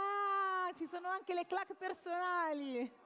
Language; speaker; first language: Italian; native; Italian